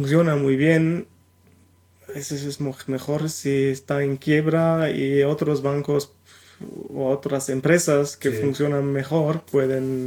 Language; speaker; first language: Spanish; non-native, fluent; German